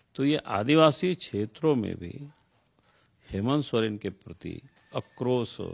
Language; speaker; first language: Hindi; non-native, local second language; Santali